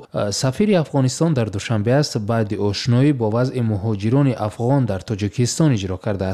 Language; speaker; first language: Tajik; native; Tajik